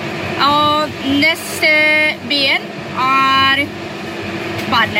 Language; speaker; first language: Norwegian; non-native, learner; Polish